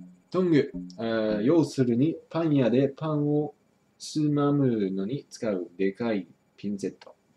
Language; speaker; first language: Japanese; non-native, fluent; English